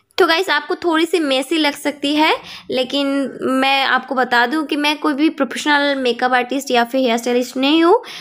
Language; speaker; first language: Hindi; non-native, local second language; Bangla